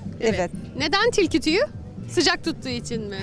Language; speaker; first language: Turkish; native; Turkish